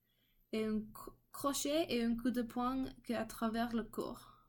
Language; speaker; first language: French; non-native, learner; English